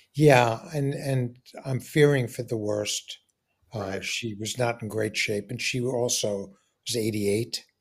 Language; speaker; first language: English; native; English